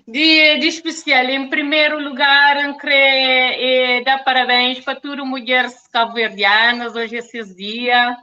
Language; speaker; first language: Portuguese; non-native, local second language; Kabuverdianu